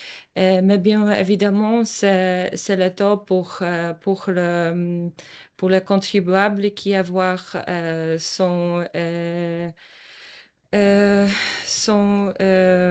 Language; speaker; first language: French; non-native, learner; Polish